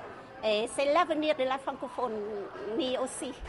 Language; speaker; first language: French; non-native, fluent; Vietnamese